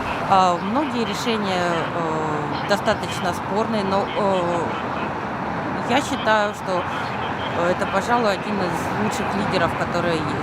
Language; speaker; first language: Russian; native; Russian